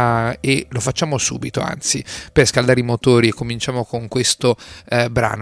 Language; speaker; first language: Italian; native; Italian